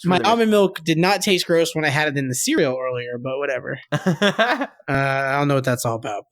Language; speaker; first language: English; native; English